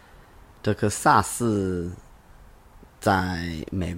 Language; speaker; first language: Chinese; non-native, learner; English